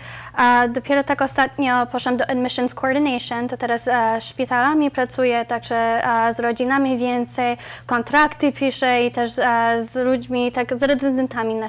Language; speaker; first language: Polish; early bilingual, other home language; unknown